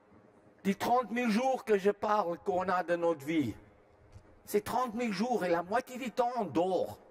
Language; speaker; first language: French; non-native, fluent; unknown